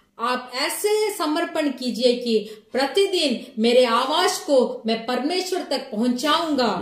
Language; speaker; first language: Hindi; non-native, local second language; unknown